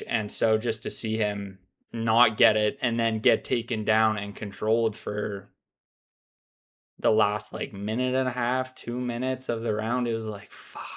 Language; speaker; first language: English; native; English